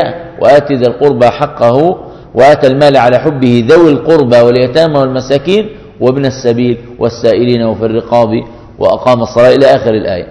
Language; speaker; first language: Arabic; native; Arabic